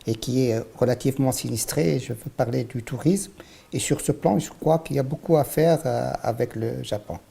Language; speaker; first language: French; non-native, local second language; Arabic